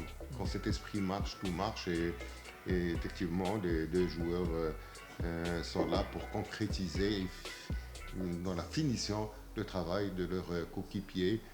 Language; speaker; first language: French; non-native, local second language; Arabic